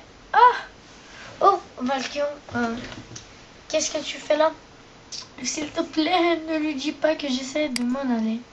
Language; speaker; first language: French; native; French